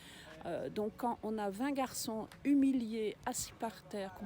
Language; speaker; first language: French; native; French